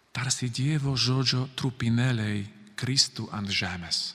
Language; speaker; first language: Lithuanian; non-native, learner; Slovak